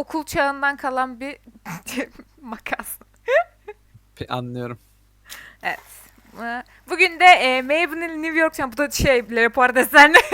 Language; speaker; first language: Turkish; native; Turkish